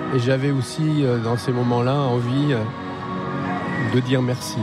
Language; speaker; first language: French; native; French